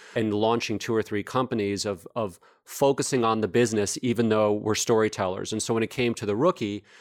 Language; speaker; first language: English; native; English